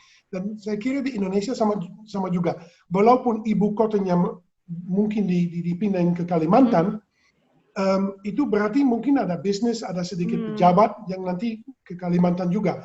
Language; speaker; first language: Indonesian; non-native, fluent; Dutch